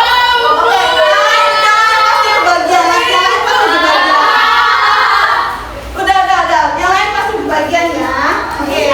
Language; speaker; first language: Indonesian; native; Indonesian